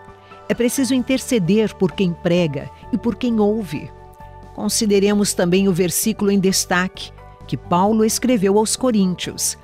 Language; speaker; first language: Portuguese; native; Portuguese